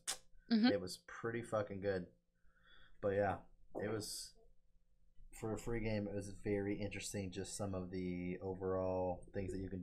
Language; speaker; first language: English; native; English